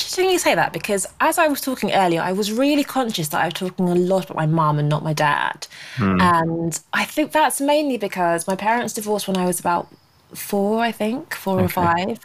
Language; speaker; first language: English; native; English